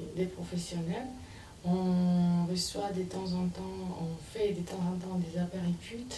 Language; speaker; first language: French; non-native, fluent; Romanian